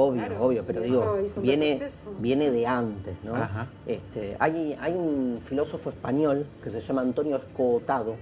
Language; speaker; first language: Spanish; native; Spanish